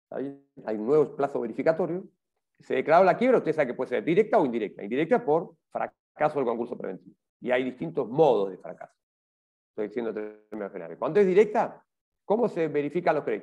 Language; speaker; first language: Spanish; native; Spanish